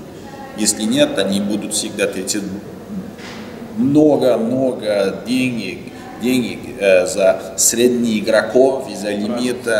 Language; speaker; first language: Russian; non-native, learner; French